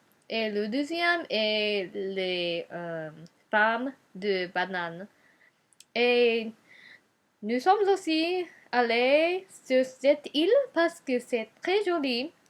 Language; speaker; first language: French; non-native, learner; Japanese